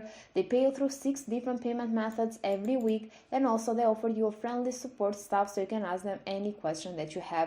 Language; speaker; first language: English; non-native, fluent; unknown